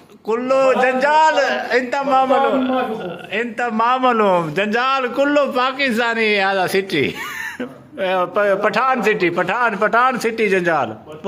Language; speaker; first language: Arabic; non-native, learner; Urdu